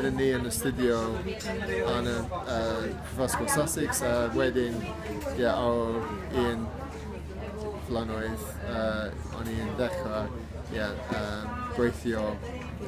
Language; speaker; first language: Welsh; non-native, learner; English